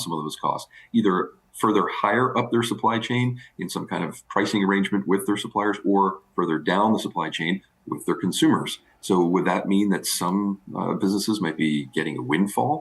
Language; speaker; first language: English; native; English